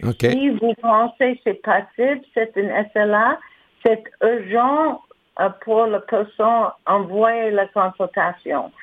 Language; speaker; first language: French; non-native, learner; English